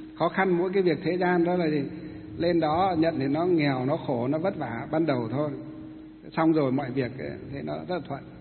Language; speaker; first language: Vietnamese; non-native, local second language; Muong